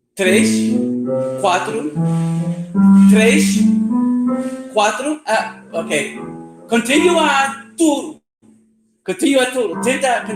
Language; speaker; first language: Portuguese; non-native, learner; English